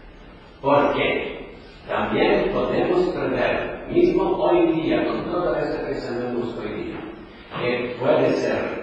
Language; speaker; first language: Spanish; non-native, fluent; Polish